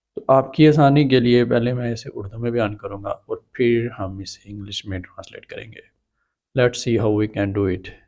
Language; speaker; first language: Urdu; native; Urdu